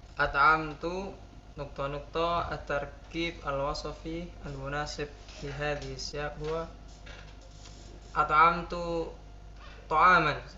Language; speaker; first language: Arabic; non-native, learner; Indonesian